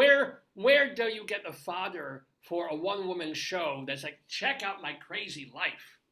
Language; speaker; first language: English; native; English